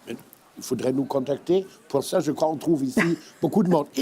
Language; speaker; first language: French; non-native, fluent; German